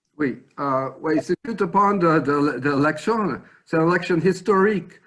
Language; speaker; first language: French; non-native, fluent; English